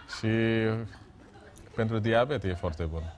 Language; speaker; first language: Romanian; non-native, learner; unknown